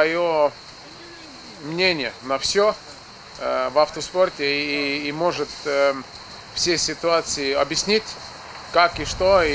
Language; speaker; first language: Russian; non-native, fluent; Estonian